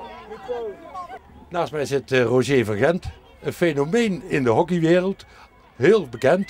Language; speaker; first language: Dutch; native; Dutch